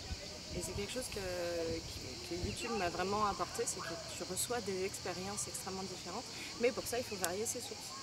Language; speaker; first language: French; native; French